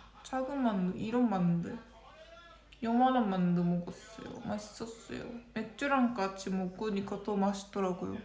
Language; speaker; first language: Korean; non-native, local second language; Japanese